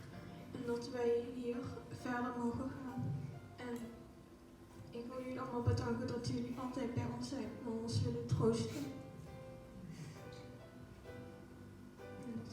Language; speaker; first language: Dutch; early bilingual, other home language; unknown